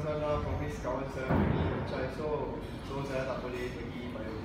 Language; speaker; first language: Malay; non-native, local second language; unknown